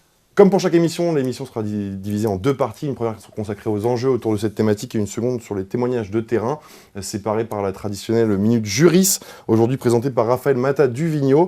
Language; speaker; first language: French; native; French